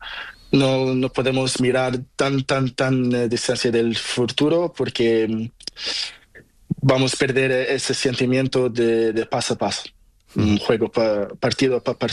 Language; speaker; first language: Spanish; non-native, learner; Portuguese